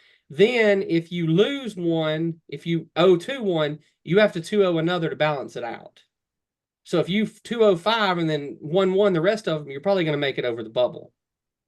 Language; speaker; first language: English; native; English